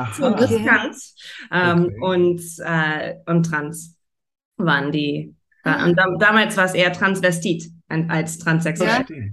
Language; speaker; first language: German; early bilingual, heritage; German